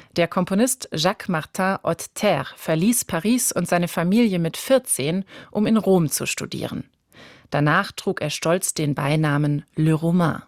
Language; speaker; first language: German; native; German